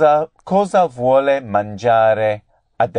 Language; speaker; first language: Italian; non-native, learner; English